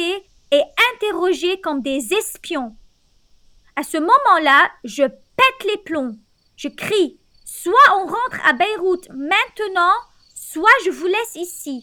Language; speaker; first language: French; non-native, local second language; Arabic